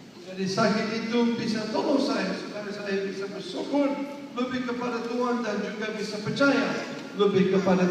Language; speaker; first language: Indonesian; non-native, learner; English